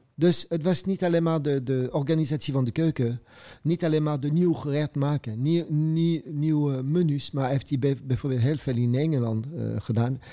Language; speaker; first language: Dutch; non-native, fluent; French